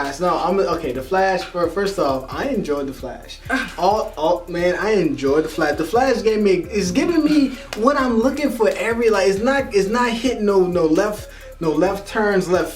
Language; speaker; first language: English; native; English